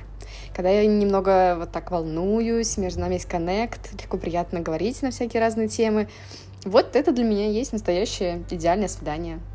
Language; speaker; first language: Russian; native; Russian